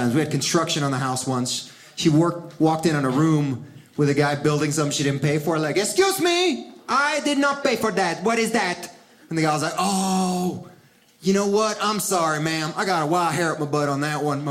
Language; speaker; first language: English; early bilingual, other home language; Spanish